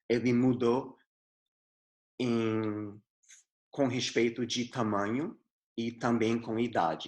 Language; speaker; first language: Portuguese; non-native, fluent; English